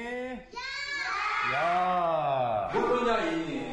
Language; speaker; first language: Indonesian; non-native, learner; Korean